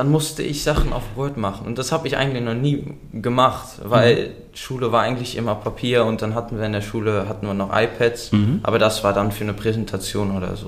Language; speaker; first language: German; early bilingual, other home language; Dutch